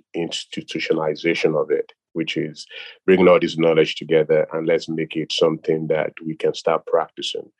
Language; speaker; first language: English; non-native, local second language; Yoruba